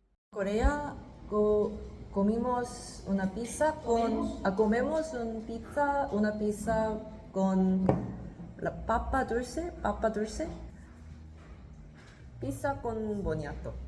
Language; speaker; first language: Spanish; non-native, learner; Korean